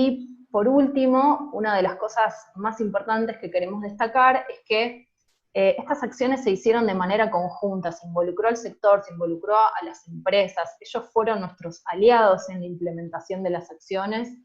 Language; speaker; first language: Spanish; native; Spanish